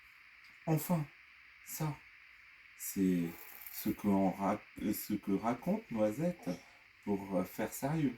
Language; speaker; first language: French; native; French